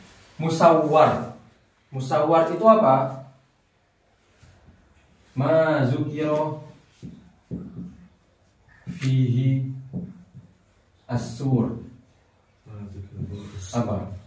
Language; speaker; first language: Arabic; non-native, fluent; Indonesian